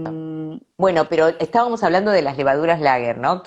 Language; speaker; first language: Spanish; native; Spanish